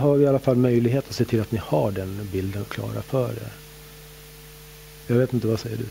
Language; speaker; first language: Swedish; native; Swedish